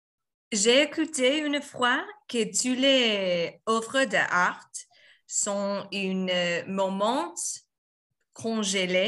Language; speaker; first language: French; non-native, learner; Spanish